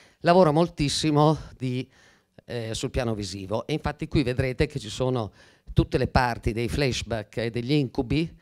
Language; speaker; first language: Italian; native; Italian